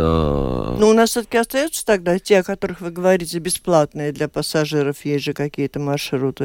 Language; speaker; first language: Russian; native; Russian